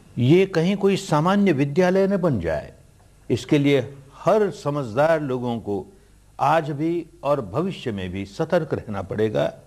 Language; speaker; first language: Hindi; early bilingual, heritage; Hindi